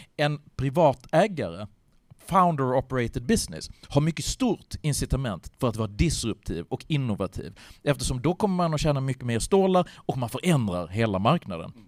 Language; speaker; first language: Swedish; native; Swedish